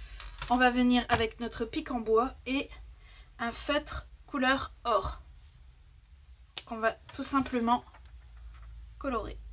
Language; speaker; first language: French; native; French